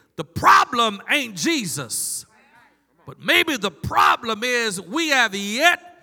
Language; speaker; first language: English; native; English